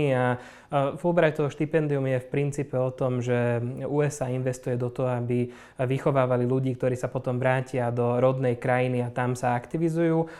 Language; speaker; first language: Slovak; non-native, local second language; Hungarian